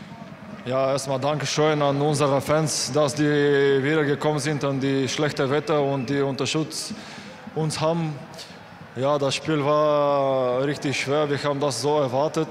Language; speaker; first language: German; non-native, fluent; Bulgarian